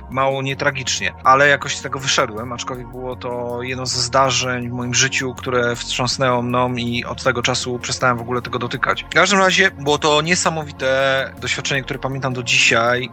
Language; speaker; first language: Polish; native; Polish